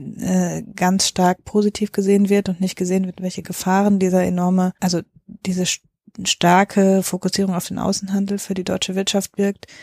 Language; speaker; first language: German; native; German